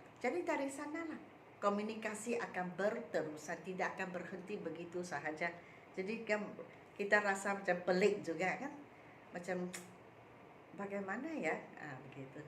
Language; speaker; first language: Malay; non-native, local second language; Min Nan Chinese